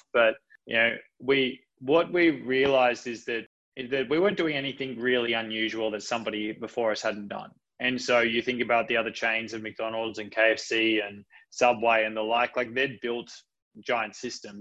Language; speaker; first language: English; native; English